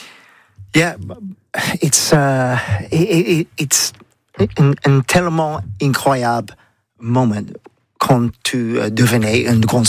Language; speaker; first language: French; non-native, learner; English